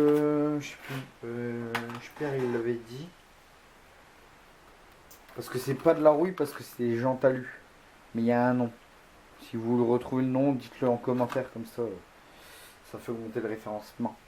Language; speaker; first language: French; native; French